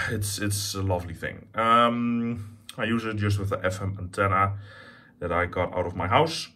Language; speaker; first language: English; non-native, fluent; Dutch